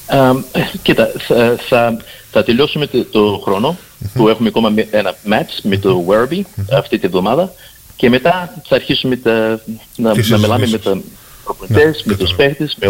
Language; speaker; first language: Greek; early bilingual, heritage; Greek